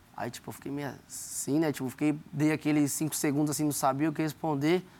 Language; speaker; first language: Portuguese; native; Portuguese